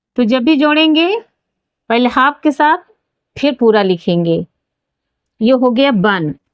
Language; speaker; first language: Hindi; native; Hindi